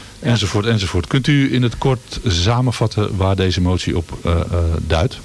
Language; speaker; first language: Dutch; native; Dutch